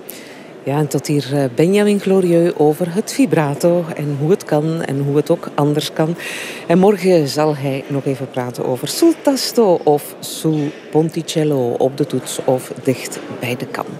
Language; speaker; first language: Dutch; native; Dutch